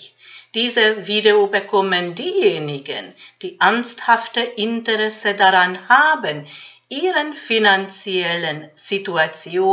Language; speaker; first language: German; non-native, fluent; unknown